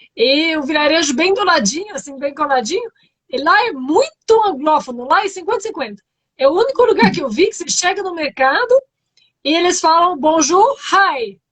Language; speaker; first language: Portuguese; non-native, fluent; French